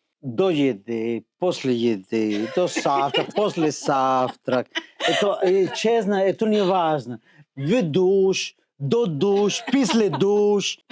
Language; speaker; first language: Russian; non-native, learner; Spanish